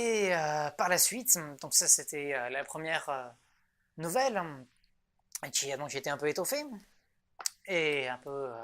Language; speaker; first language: French; native; French